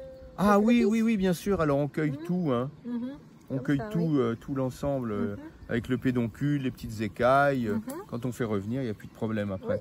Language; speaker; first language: French; native; French